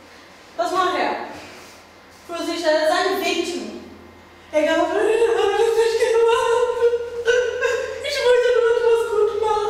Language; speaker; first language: German; non-native, learner; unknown